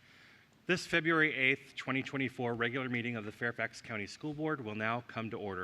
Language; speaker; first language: English; native; English